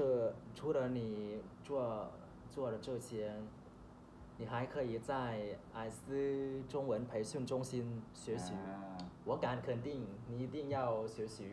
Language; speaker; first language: Chinese; non-native, learner; Thai